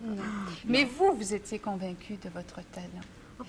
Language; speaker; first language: French; native; French